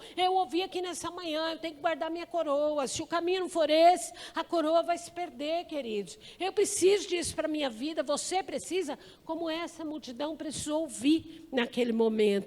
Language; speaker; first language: Portuguese; native; Portuguese